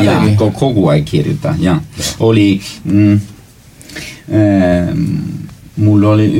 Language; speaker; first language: Estonian; non-native, learner; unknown